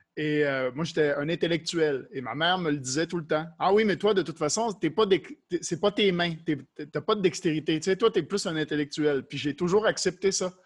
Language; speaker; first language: French; native; French